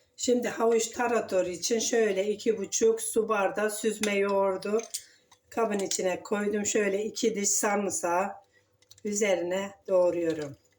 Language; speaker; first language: Turkish; native; Turkish